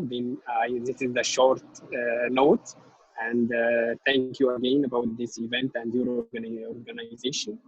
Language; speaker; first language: English; non-native, learner; Arabic